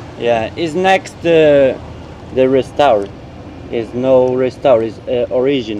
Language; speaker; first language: English; non-native, learner; Portuguese